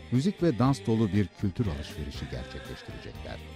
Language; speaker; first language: Turkish; native; Turkish